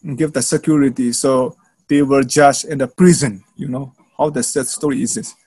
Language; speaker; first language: English; non-native, learner; Burmese